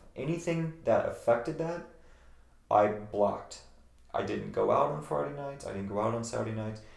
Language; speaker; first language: English; native; English